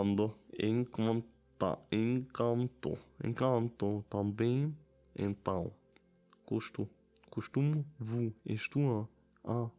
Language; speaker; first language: Portuguese; non-native, learner; German